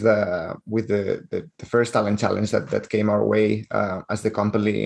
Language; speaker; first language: English; non-native, fluent; Spanish